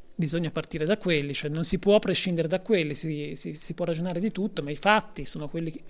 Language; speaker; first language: Italian; native; Italian